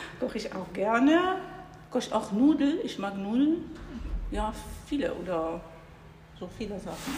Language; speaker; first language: German; non-native, learner; Arabic